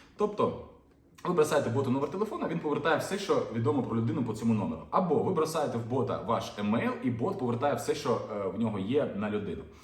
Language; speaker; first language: Ukrainian; non-native, local second language; Russian